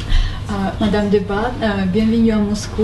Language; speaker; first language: French; non-native, learner; Russian